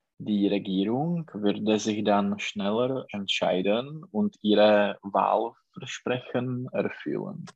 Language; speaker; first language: German; non-native, learner; Czech